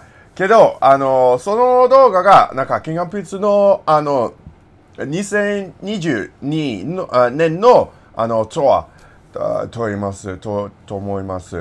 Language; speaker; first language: Japanese; non-native, learner; English